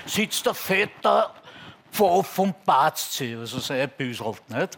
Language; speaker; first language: German; native; German